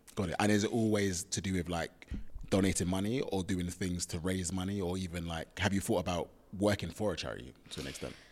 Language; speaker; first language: English; early bilingual, other home language; Yoruba